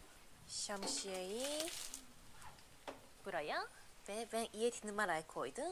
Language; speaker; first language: Turkish; non-native, learner; Japanese